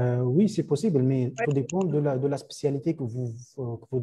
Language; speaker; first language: French; non-native, local second language; Arabic